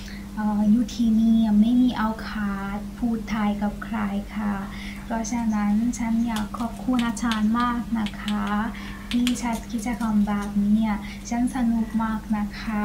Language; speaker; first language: Thai; non-native, learner; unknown